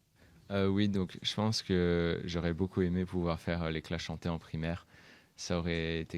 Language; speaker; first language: French; native; French